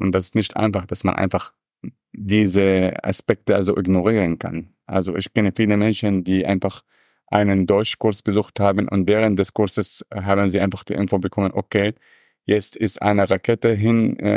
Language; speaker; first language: German; non-native, fluent; Arabic